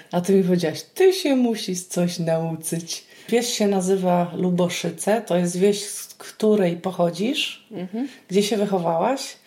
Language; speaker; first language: Polish; native; Polish